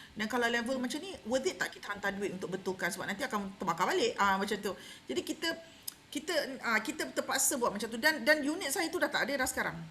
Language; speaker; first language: Malay; native; Malay